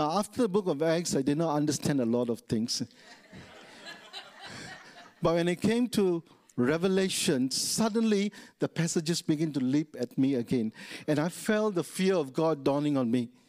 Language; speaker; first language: English; non-native, local second language; Tamil